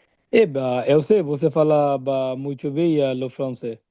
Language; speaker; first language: Portuguese; non-native, learner; Bangla